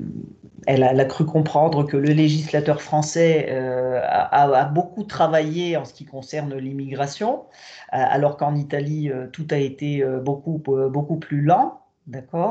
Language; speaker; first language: French; non-native, fluent; Italian